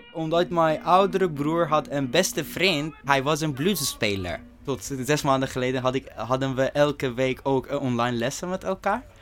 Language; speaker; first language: Dutch; non-native, fluent; Persian